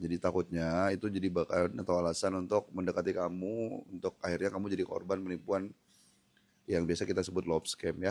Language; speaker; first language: Indonesian; native; Indonesian